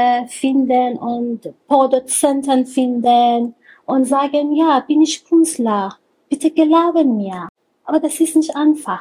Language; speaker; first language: German; non-native, learner; Persian